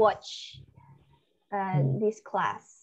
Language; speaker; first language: English; non-native, learner; Indonesian